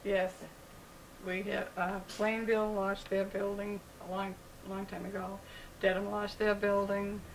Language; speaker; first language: English; native; English